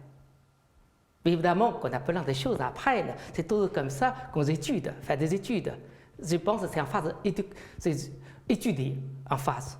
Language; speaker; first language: French; non-native, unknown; Chinese